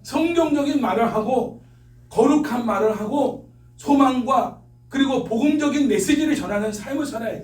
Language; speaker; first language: Korean; native; Korean